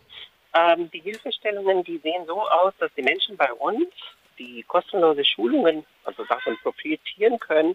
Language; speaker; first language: German; non-native, fluent; Urdu